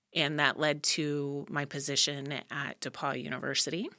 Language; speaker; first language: English; native; English